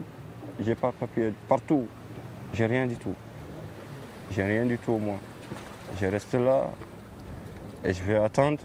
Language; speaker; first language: French; non-native, fluent; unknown